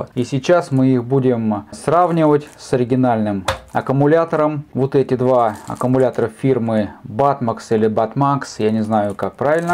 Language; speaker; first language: Russian; native; Russian